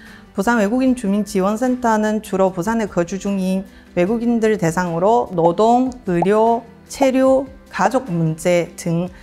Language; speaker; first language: Korean; non-native, fluent; Chinese